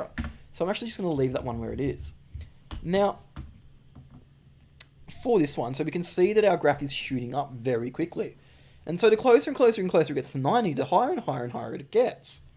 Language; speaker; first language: English; native; English